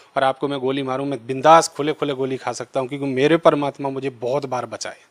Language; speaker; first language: Hindi; native; Hindi